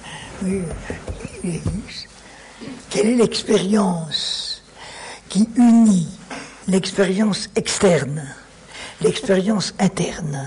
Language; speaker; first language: French; native; French